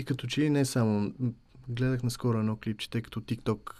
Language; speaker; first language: Bulgarian; native; Bulgarian